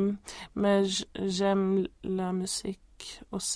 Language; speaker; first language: French; non-native, learner; Swedish